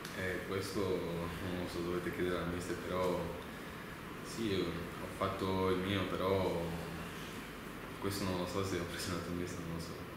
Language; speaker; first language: Italian; non-native, learner; Spanish